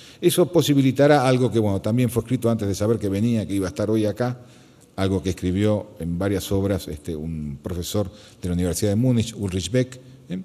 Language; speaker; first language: Spanish; native; Spanish